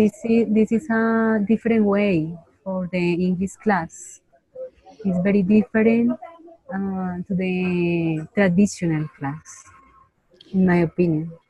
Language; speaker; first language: English; non-native, learner; Spanish